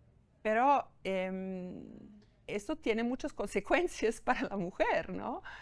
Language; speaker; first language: Spanish; non-native, fluent; German